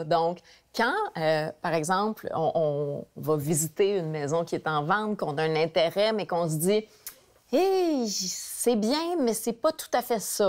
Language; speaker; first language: French; native; French